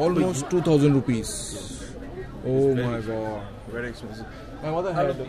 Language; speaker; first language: English; non-native, local second language; Hindi